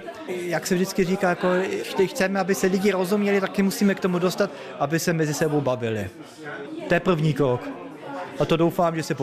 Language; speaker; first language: Czech; early bilingual, heritage; Czech